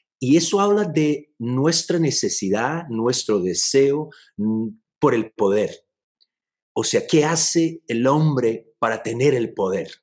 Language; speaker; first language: Spanish; non-native, fluent; Portuguese